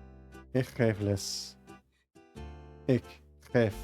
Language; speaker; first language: Dutch; non-native, learner; English